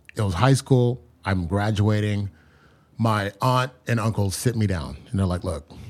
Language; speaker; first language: English; native; English